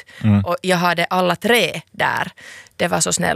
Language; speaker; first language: Swedish; non-native, local second language; Finnish